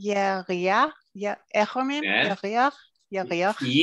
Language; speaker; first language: Hebrew; non-native, learner; English